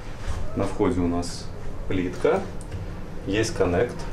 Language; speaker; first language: Russian; native; Russian